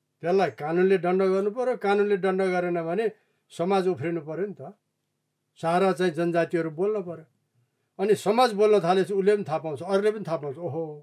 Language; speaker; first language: Nepali; non-native, local second language; Eastern Tamang